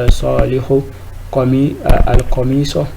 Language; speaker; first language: Arabic; non-native, fluent; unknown